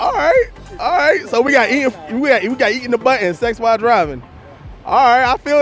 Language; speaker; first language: English; native; English